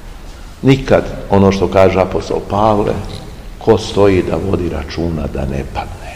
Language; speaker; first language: Serbian; native; Serbian